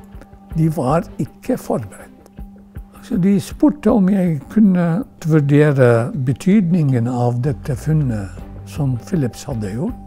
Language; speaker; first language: Norwegian; non-native, fluent; Arabic